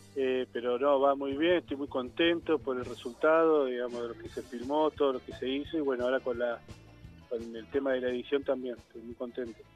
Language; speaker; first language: Spanish; native; Spanish